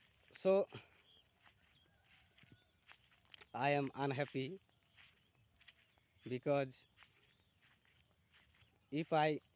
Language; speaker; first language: English; non-native, learner; Bangla